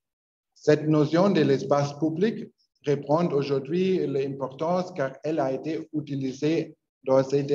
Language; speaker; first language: French; non-native, learner; Spanish